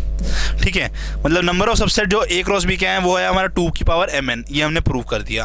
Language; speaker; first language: Hindi; native; Hindi